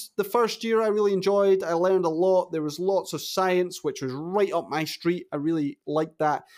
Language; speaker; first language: English; native; English